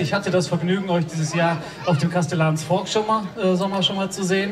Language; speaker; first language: German; native; German